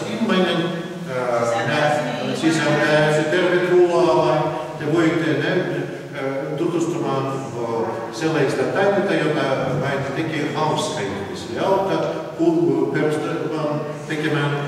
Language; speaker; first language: Finnish; non-native, learner; Russian